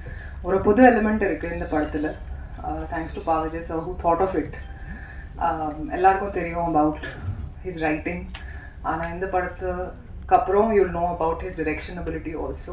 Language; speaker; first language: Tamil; non-native, local second language; Hindi